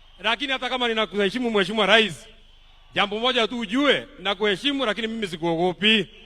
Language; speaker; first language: Swahili; non-native, local second language; Kikuyu